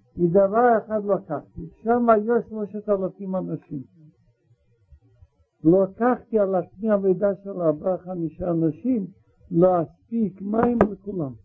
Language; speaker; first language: Hebrew; non-native, learner; Russian